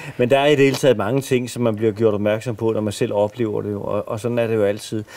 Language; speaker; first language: Danish; native; Danish